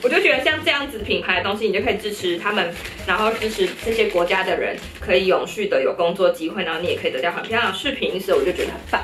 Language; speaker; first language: Chinese; native; Chinese